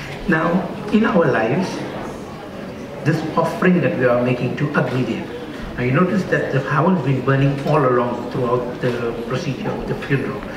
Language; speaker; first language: English; native; English